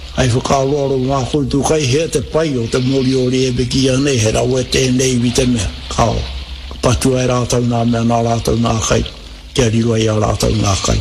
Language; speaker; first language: Māori; native; Māori